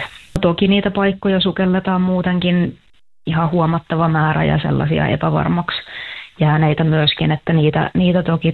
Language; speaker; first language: Finnish; native; Finnish